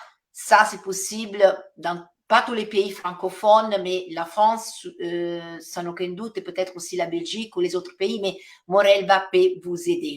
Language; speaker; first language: French; non-native, fluent; Italian